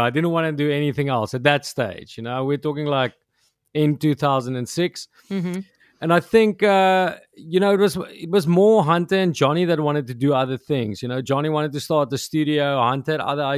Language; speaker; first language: English; non-native, local second language; Afrikaans